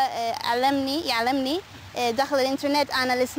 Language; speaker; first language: Arabic; non-native, learner; English